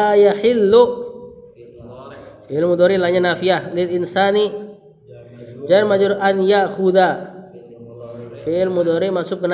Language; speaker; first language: Arabic; non-native, fluent; Indonesian